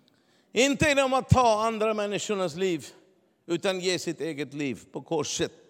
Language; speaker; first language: Swedish; non-native, fluent; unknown